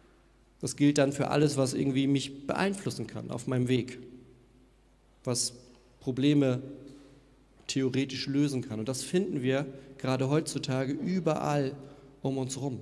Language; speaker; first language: German; native; German